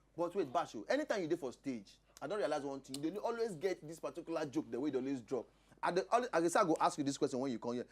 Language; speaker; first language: Nigerian Pidgin; native; Nigerian Pidgin